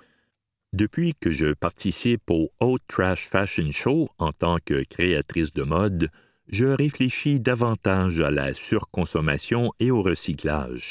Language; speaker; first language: French; native; French